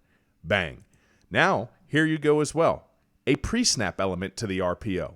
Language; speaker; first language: English; native; English